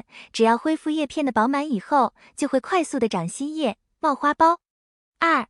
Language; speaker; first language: Chinese; native; Chinese